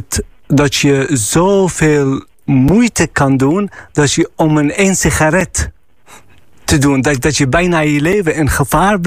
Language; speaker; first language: Dutch; non-native, fluent; Arabic